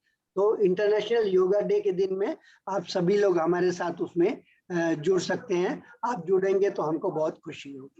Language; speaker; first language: Hindi; native; Hindi